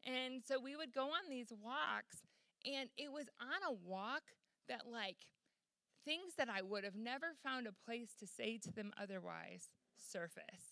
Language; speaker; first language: English; native; English